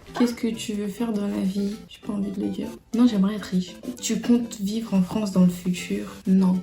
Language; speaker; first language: French; early bilingual, other home language; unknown